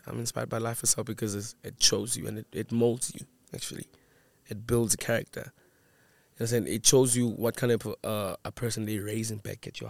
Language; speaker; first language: English; non-native, local second language; Zulu